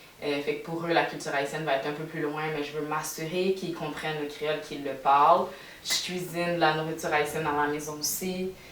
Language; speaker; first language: French; native; French